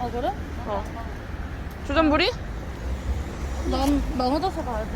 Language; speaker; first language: Korean; native; Korean